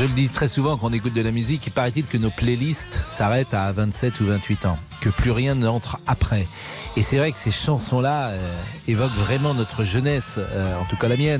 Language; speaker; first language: French; native; French